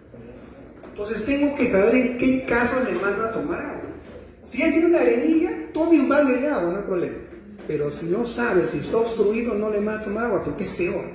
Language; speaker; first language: Spanish; native; Spanish